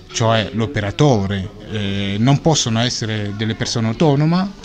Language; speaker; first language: Italian; non-native, fluent; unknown